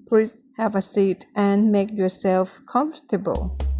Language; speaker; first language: English; non-native, fluent; Thai